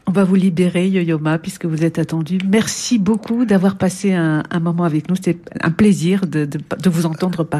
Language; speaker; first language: French; native; French